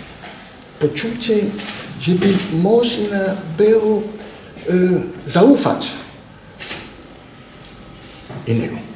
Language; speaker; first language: Polish; non-native, learner; Italian